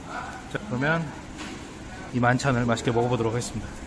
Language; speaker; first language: Korean; native; Korean